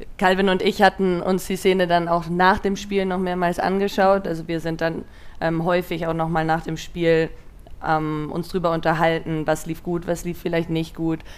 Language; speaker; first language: German; native; German